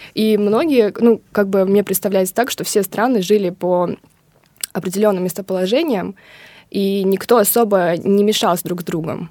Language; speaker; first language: Russian; native; Russian